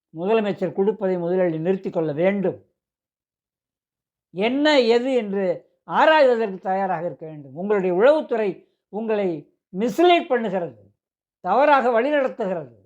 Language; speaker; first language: Tamil; native; Tamil